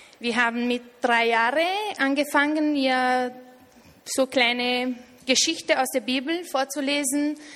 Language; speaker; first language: German; non-native, fluent; Romanian